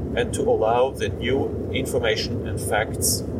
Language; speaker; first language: English; non-native, fluent; German